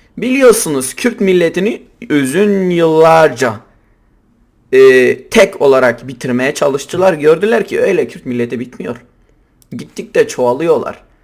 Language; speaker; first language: Turkish; non-native, local second language; Kurdish